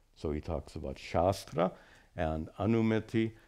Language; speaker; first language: English; native; English